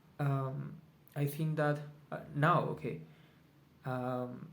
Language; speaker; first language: English; non-native, learner; Spanish